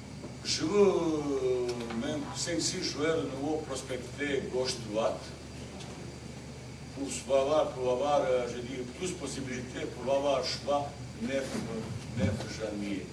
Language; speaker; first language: French; non-native, learner; Bosnian